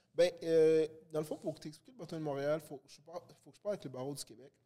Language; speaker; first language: French; early bilingual, other home language; Haitian Creole